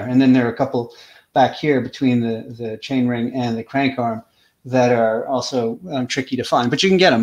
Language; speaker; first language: English; native; English